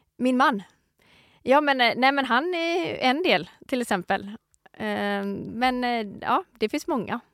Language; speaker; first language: Swedish; native; Swedish